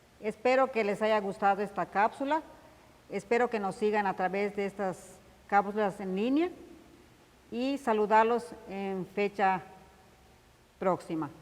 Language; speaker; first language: Spanish; native; Spanish